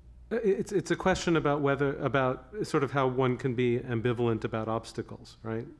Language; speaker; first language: English; native; English